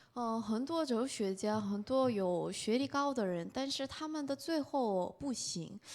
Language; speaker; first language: Chinese; non-native, fluent; Korean